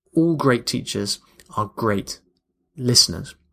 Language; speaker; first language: English; native; English